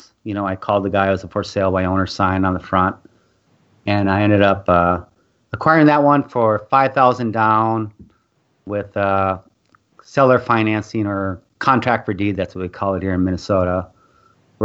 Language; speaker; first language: English; native; English